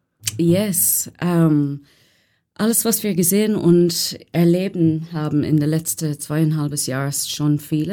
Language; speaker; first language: German; non-native, learner; English